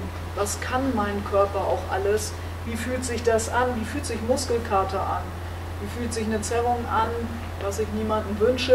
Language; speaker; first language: German; native; German